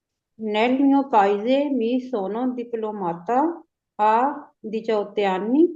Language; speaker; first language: Italian; non-native, learner; Punjabi